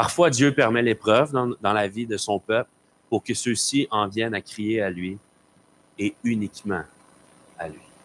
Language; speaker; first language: French; native; French